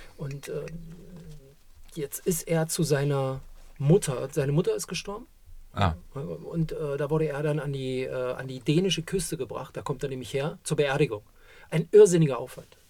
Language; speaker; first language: German; native; German